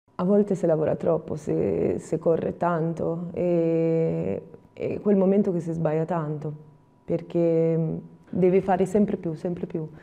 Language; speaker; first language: Italian; non-native, fluent; Romanian